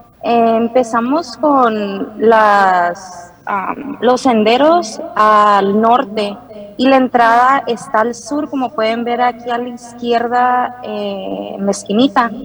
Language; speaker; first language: Spanish; early bilingual, heritage; Spanish